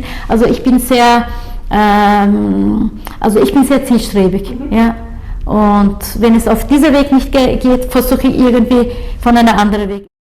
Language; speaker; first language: German; early bilingual, other home language; Turkish